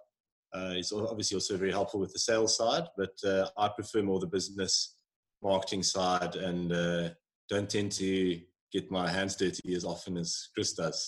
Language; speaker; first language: English; native; English